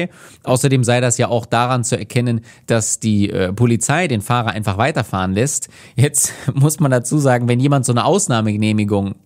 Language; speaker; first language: German; native; German